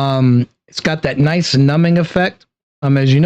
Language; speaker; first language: English; native; English